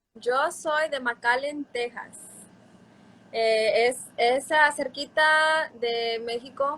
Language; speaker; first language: Spanish; early bilingual, heritage; Spanish